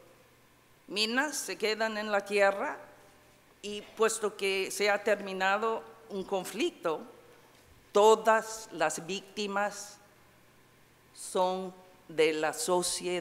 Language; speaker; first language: Spanish; non-native, fluent; English